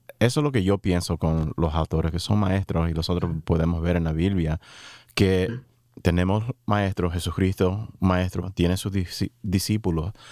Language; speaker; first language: Spanish; early bilingual, heritage; Spanish